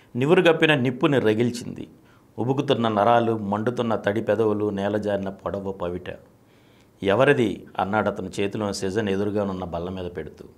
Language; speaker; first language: Telugu; native; Telugu